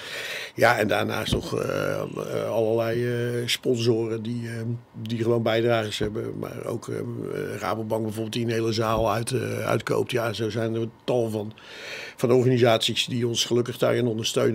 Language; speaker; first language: Dutch; native; Dutch